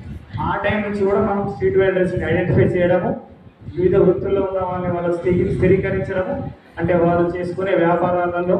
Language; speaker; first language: Telugu; native; Telugu